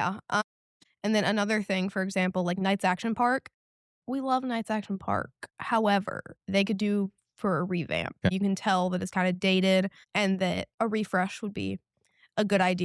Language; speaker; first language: English; native; English